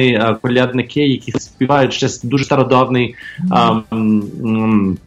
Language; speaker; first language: Ukrainian; early bilingual, heritage; Ukrainian